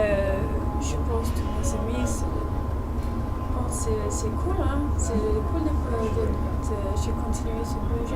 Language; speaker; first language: French; non-native, learner; Danish